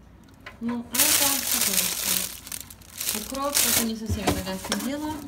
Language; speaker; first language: Russian; non-native, fluent; Italian